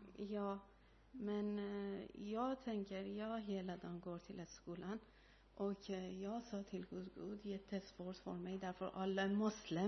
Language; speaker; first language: Swedish; non-native, learner; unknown